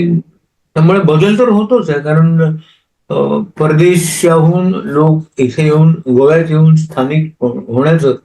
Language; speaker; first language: Marathi; non-native, local second language; Konkani